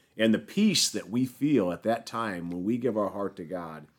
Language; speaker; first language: English; native; English